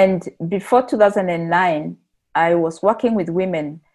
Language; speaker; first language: English; non-native, local second language; Meru